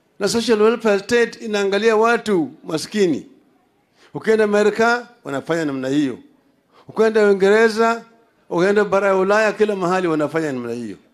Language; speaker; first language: Swahili; non-native, local second language; Luo (Kenya and Tanzania)